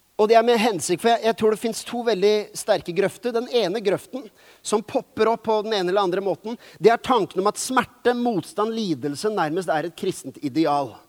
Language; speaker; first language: Norwegian; native; Norwegian